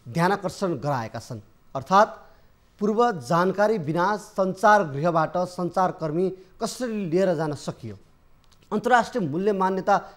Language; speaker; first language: Nepali; native; Nepali